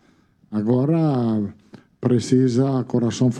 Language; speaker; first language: Portuguese; non-native, fluent; Italian